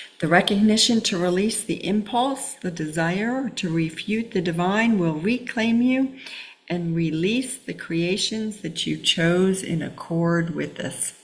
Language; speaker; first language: English; native; English